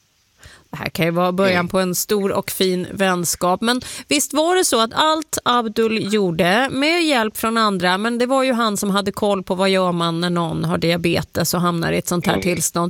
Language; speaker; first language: Swedish; native; Swedish